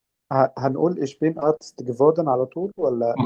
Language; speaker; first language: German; non-native, learner; Arabic